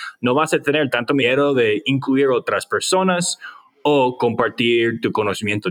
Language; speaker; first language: Spanish; non-native, fluent; English